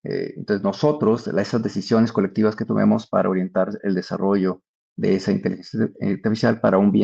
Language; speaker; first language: Spanish; native; Spanish